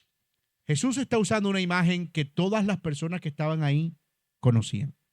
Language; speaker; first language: Spanish; native; Spanish